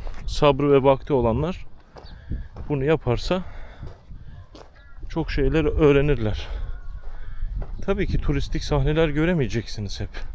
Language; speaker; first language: Turkish; native; Turkish